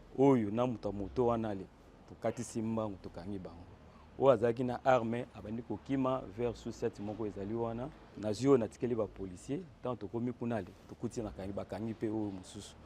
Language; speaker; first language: Lingala; native; Lingala